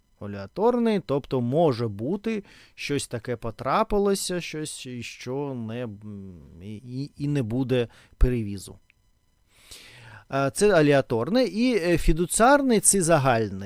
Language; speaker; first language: Ukrainian; non-native, local second language; Russian